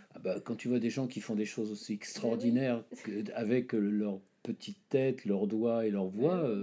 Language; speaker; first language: French; native; French